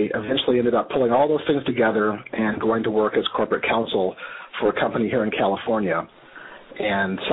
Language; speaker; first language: English; native; English